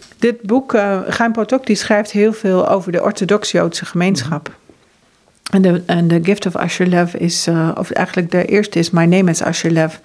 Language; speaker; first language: Dutch; early bilingual, heritage; Dutch